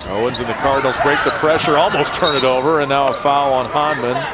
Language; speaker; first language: English; native; English